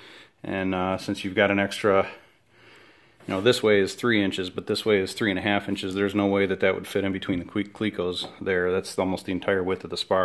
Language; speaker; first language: English; native; English